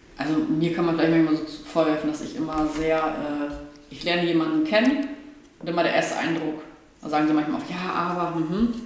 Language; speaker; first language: German; early bilingual, other home language; Portuguese